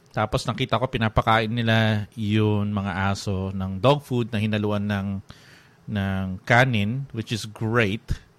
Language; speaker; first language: Filipino; native; Filipino